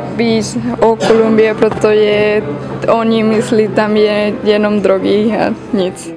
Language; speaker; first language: Czech; non-native, learner; Spanish